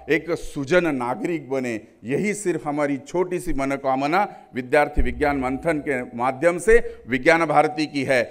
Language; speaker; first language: Hindi; non-native, local second language; Marathi